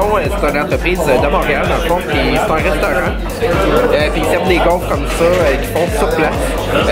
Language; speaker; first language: French; native; French